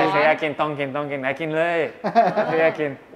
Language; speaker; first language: Thai; non-native, learner; Japanese